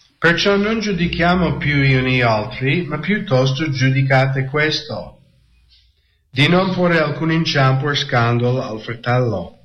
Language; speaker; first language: Italian; non-native, fluent; English